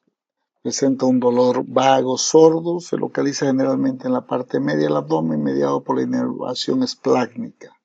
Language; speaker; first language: Spanish; native; Spanish